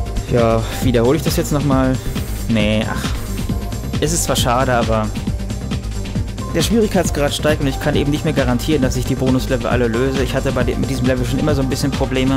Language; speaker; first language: German; native; German